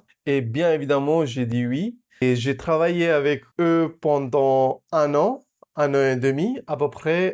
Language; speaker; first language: French; non-native, fluent; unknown